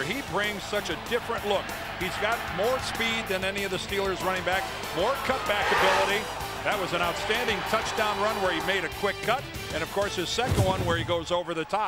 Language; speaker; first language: English; native; English